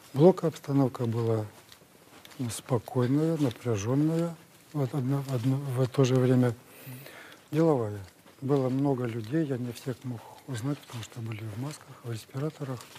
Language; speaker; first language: Russian; native; Russian